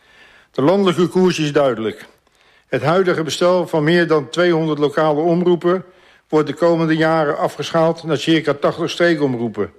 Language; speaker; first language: Dutch; native; Dutch